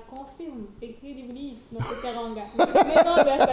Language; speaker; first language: French; non-native, local second language; Wolof